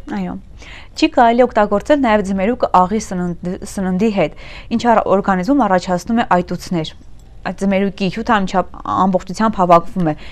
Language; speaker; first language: Armenian; native; Armenian